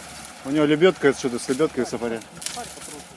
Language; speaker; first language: Russian; native; Russian